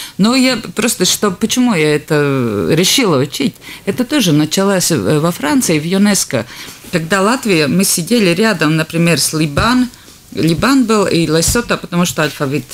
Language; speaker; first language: Russian; non-native, local second language; Latvian